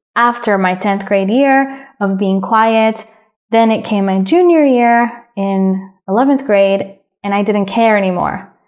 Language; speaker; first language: English; early bilingual, other home language; Spanish